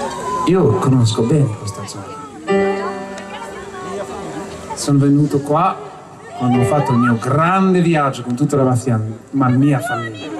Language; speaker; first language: Italian; non-native, fluent; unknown